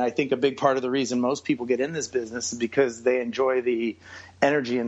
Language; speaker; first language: English; native; English